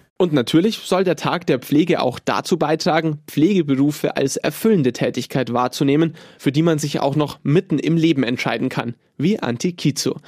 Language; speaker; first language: German; native; German